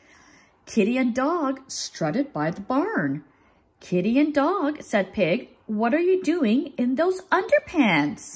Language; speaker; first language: English; native; English